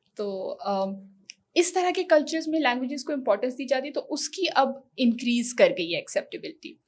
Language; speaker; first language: Urdu; non-native, local second language; Northern Hindko